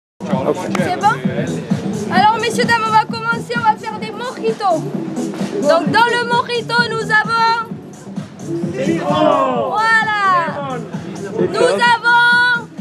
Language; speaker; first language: French; native; French